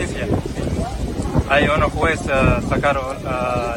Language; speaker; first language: Spanish; non-native, learner; Arabic